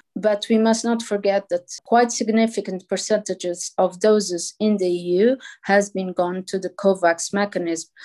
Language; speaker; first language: English; non-native, fluent; Portuguese